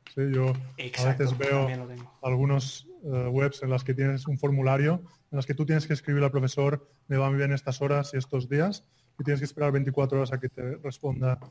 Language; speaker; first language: Spanish; native; Spanish